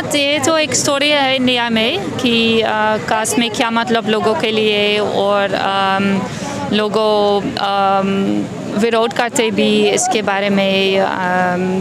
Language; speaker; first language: Hindi; non-native, learner; Dutch